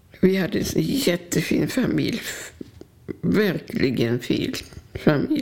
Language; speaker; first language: Swedish; non-native, fluent; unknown